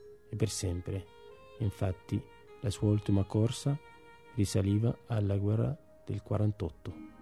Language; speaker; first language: Italian; non-native, fluent; Arabic